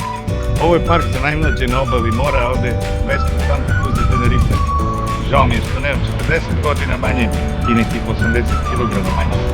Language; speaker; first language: Serbian; native; Serbian